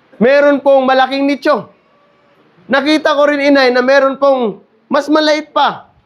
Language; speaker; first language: Filipino; non-native, local second language; Cebuano